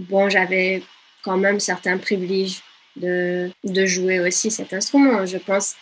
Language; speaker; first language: French; non-native, fluent; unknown